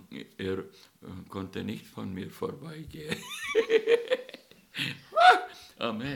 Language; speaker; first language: German; non-native, learner; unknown